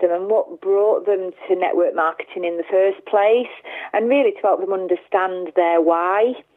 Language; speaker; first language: English; native; English